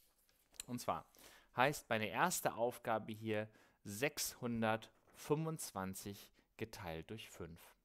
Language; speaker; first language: German; native; German